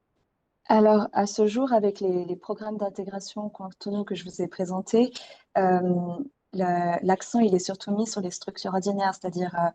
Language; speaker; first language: French; native; French